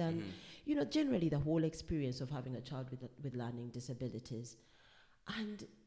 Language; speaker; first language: English; non-native, local second language; Ganda